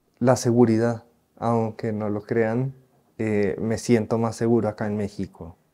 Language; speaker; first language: Spanish; native; Spanish